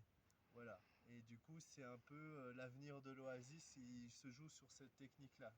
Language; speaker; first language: French; native; French